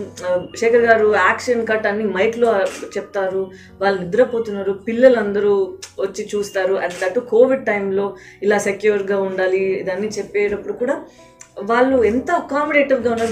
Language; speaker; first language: Telugu; non-native, fluent; Tamil